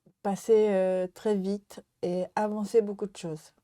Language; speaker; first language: French; non-native, learner; Japanese